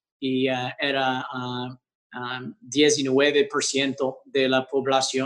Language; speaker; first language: Spanish; early bilingual, heritage; English